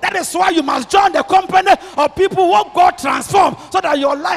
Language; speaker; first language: English; non-native, local second language; Akan